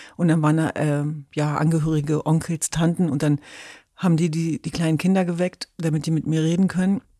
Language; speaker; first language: German; early bilingual, other home language; Kurdish